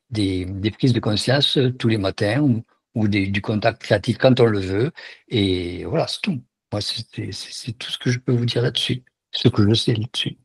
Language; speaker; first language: French; native; French